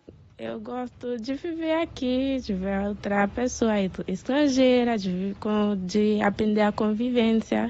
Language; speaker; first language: Portuguese; non-native, learner; Haitian Creole